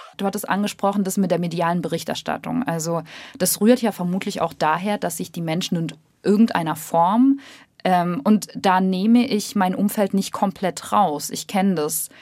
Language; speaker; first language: German; early bilingual, other home language; Russian